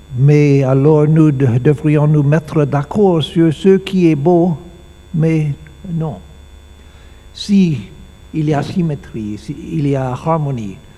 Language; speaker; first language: French; non-native, learner; English